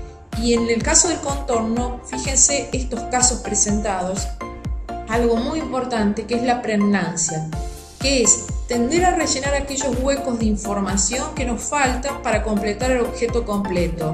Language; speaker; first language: Spanish; native; Spanish